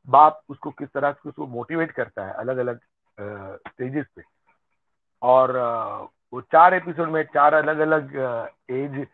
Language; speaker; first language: Hindi; non-native, local second language; Gujarati